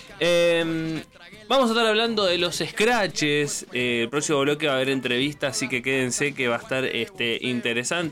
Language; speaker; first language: Spanish; native; Spanish